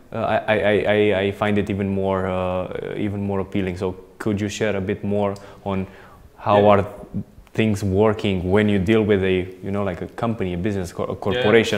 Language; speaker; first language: English; non-native, fluent; Romanian